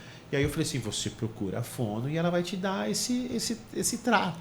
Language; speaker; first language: Portuguese; native; Portuguese